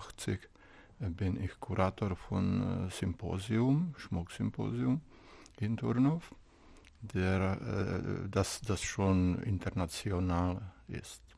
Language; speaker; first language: German; non-native, fluent; Czech